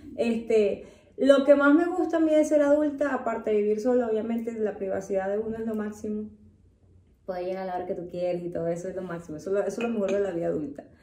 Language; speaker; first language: Spanish; native; Spanish